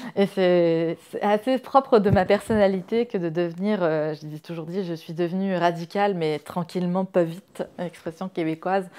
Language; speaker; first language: French; native; French